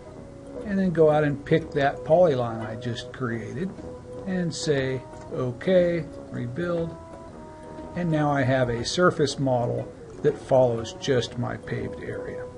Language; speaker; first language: English; native; English